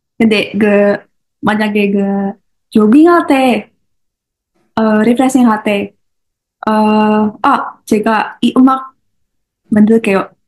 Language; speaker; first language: Korean; non-native, learner; Indonesian